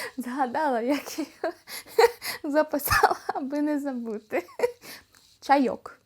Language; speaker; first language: Ukrainian; non-native, local second language; Russian